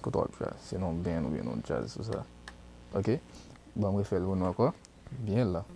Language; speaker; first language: French; non-native, learner; Haitian Creole